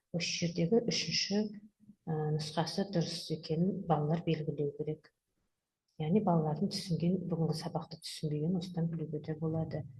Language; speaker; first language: Kazakh; native; Kazakh